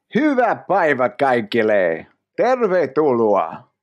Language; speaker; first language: Finnish; non-native, learner; English